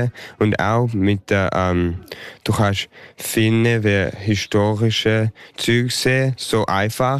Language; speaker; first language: German; early bilingual, heritage; English